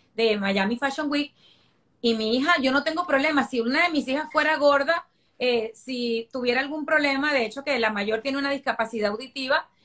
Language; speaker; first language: Spanish; native; Spanish